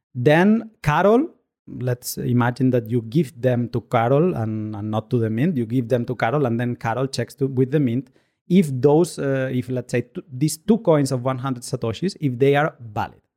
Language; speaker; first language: English; non-native, fluent; Spanish